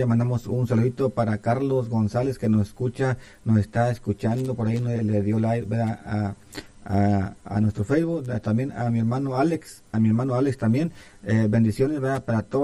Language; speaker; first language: Spanish; native; Spanish